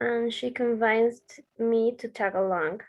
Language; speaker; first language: English; non-native, learner; Spanish